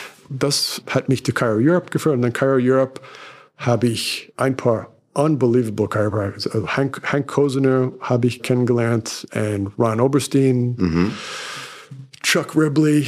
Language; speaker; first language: German; non-native, fluent; English